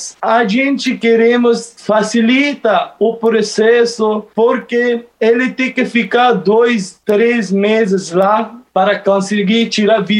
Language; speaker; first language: Portuguese; non-native, learner; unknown